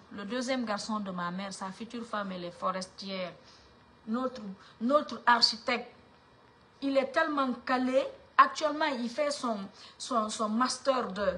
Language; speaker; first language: French; non-native, local second language; Fula